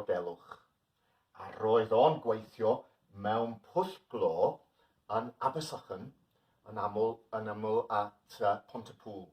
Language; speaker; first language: Welsh; non-native, local second language; English